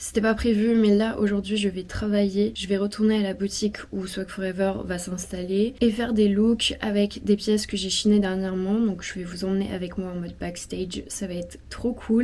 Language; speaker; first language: French; native; French